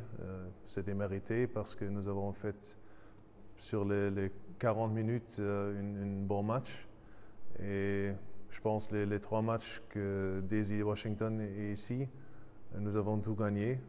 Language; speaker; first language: French; non-native, fluent; German